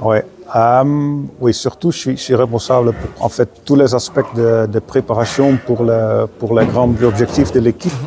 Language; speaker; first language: French; non-native, fluent; Dutch